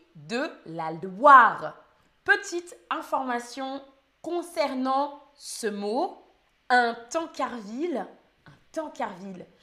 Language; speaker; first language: French; native; French